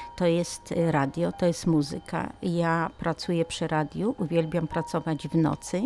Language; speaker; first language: Polish; native; Polish